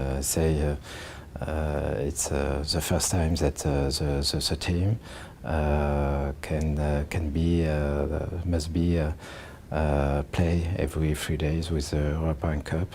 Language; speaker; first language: English; non-native, learner; French